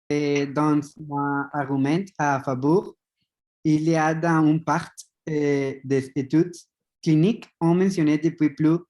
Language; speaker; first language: French; non-native, learner; Spanish